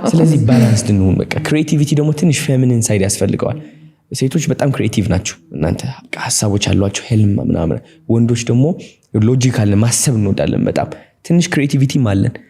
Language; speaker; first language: Amharic; non-native, local second language; Tigrinya